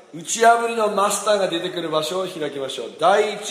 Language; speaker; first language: Japanese; non-native, fluent; English